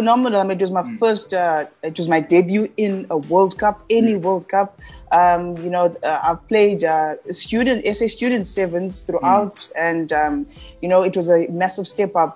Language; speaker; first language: English; non-native, local second language; Xhosa